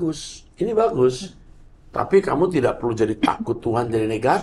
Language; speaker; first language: Indonesian; native; Indonesian